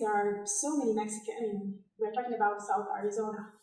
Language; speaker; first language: English; non-native, fluent; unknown